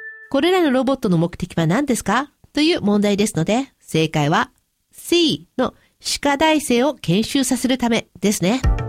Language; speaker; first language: Japanese; native; Japanese